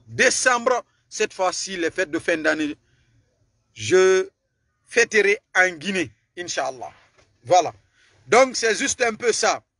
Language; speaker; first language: French; non-native, local second language; Susu